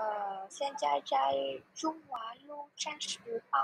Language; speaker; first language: Chinese; non-native, learner; Vietnamese